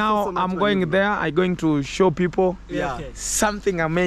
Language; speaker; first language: English; non-native, learner; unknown